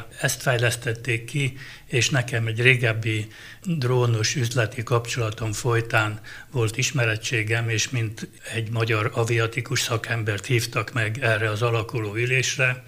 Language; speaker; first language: Hungarian; native; Hungarian